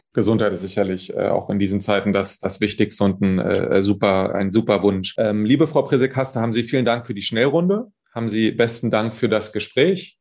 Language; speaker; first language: German; native; German